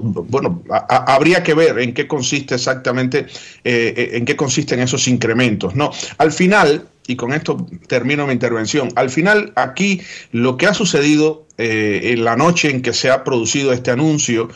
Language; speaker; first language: Spanish; native; Spanish